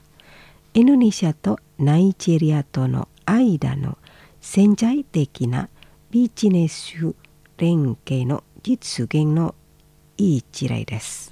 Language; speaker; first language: Japanese; non-native, fluent; Indonesian